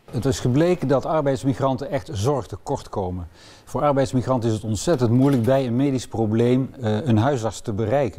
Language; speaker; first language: Dutch; native; Dutch